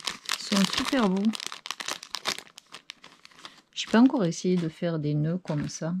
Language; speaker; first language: French; native; French